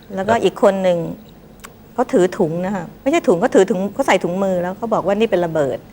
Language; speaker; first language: Thai; native; Thai